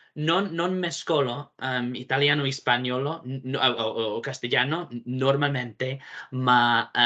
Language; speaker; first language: Italian; non-native, learner; English